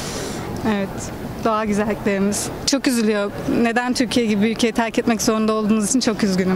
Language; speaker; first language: Turkish; native; Turkish